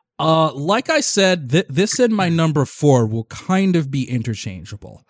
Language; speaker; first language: English; native; English